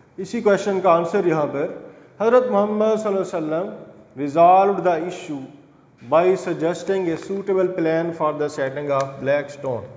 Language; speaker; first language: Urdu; non-native, local second language; Saraiki